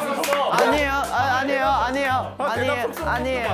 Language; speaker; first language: Korean; non-native, learner; Chinese